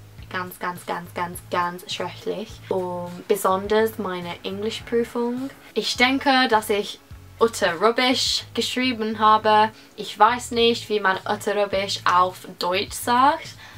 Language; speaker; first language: German; non-native, learner; English